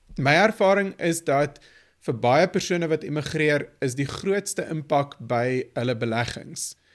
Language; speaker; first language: Afrikaans; native; Afrikaans